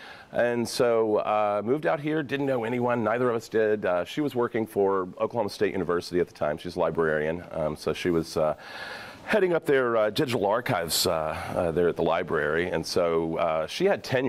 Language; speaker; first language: English; native; English